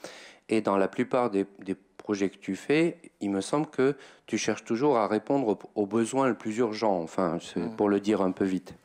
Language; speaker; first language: French; native; French